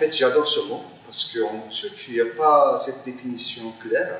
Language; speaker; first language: French; non-native, fluent; Turkish